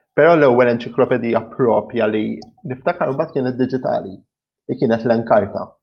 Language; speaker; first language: Maltese; early bilingual, other home language; English